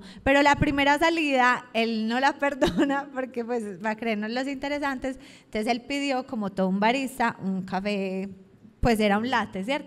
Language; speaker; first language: Spanish; native; Spanish